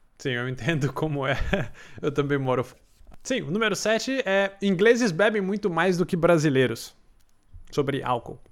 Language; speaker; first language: Portuguese; native; Portuguese